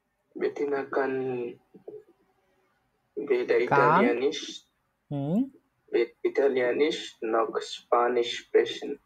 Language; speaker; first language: German; non-native, learner; Bangla